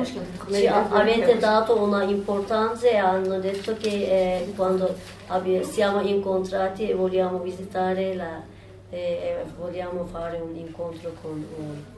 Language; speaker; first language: Italian; non-native, learner; Turkish